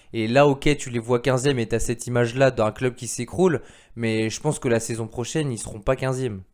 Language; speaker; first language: French; native; French